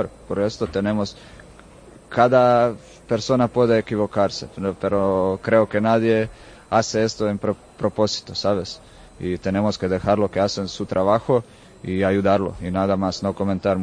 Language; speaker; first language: Spanish; non-native, fluent; Croatian